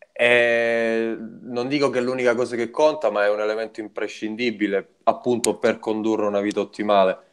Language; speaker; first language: Italian; native; Italian